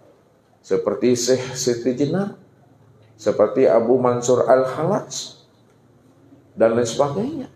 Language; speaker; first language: Indonesian; native; Indonesian